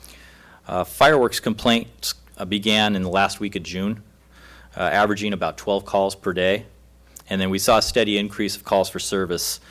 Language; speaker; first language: English; native; English